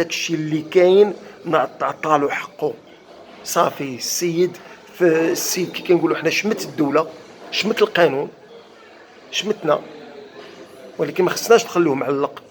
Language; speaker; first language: Arabic; native; Arabic